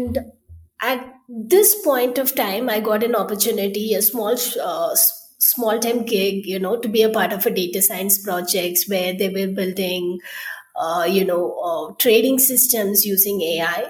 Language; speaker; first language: English; non-native, local second language; Tamil